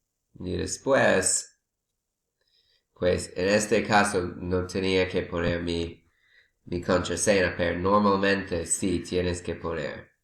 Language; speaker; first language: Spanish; non-native, learner; English